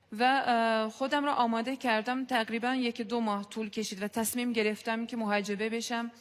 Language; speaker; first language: Persian; non-native, fluent; Azerbaijani